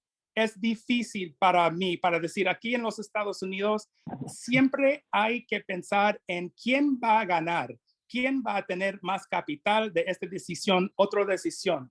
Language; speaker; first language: Spanish; non-native, fluent; English